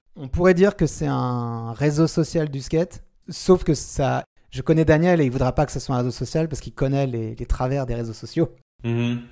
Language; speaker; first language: French; native; French